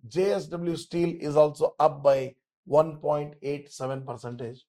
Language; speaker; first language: English; non-native, local second language; Kannada